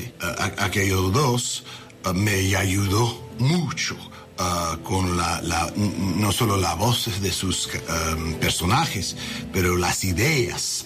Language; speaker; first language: Spanish; non-native, learner; English